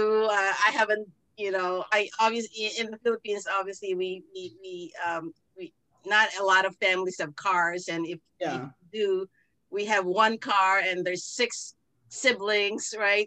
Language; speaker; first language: English; non-native, local second language; Filipino